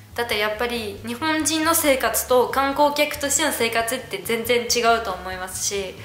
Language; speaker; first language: Japanese; non-native, fluent; French